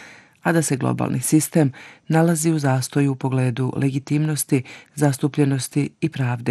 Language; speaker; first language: Serbian; native; Serbian